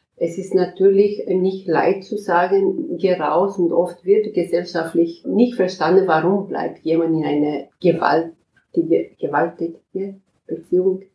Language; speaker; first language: German; non-native, fluent; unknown